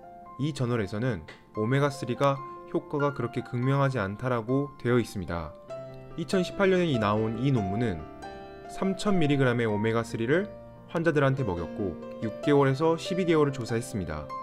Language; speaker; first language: Korean; native; Korean